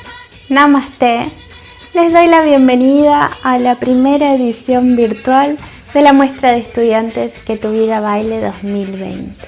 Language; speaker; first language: Spanish; native; Spanish